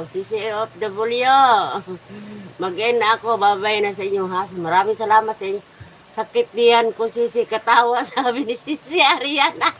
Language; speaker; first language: Filipino; native; Filipino